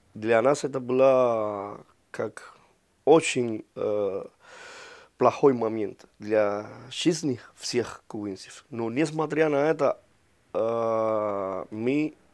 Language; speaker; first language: Russian; non-native, fluent; Spanish